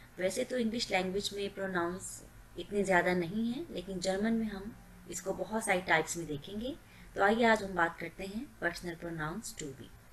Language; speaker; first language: Urdu; native; Urdu